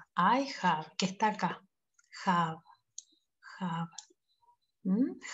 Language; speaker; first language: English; non-native, fluent; Spanish